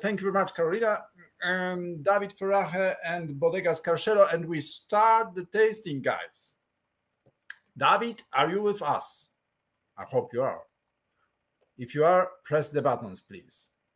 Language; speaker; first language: English; non-native, fluent; Polish